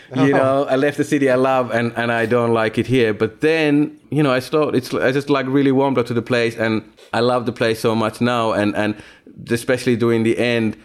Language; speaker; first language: English; non-native, fluent; Finnish